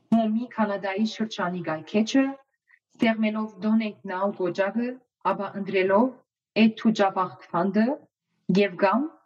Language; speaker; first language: Armenian; early bilingual, heritage; Armenian